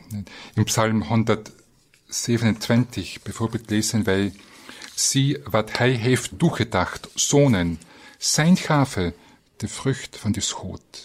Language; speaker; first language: Dutch; non-native, fluent; German